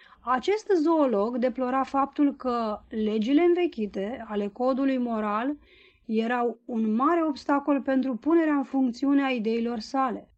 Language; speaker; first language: Romanian; native; Romanian